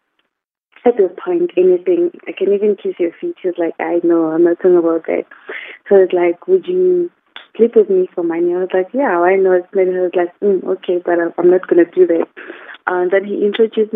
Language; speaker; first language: English; non-native, local second language; Zulu